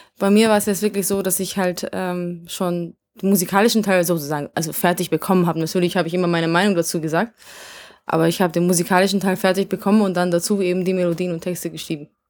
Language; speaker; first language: German; early bilingual, other home language; Hungarian